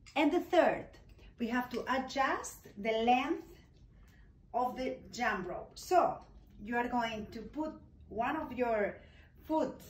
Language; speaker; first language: English; non-native, fluent; Spanish